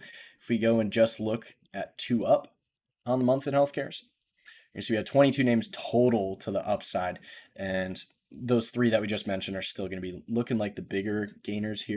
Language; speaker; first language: English; native; English